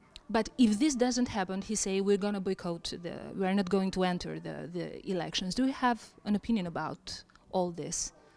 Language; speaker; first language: English; non-native, fluent; Albanian